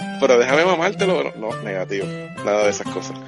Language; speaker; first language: Spanish; native; Spanish